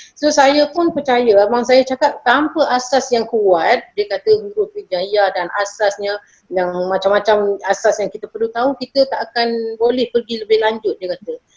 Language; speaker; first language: Malay; native; Malay